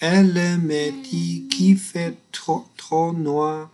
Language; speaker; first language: French; non-native, learner; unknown